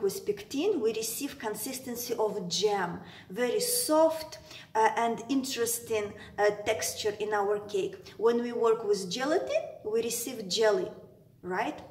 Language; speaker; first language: English; non-native, fluent; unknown